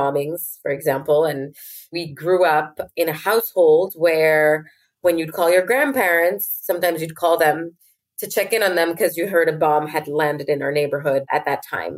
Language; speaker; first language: English; native; English